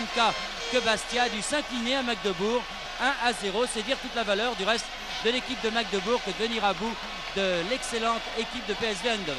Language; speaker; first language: French; native; French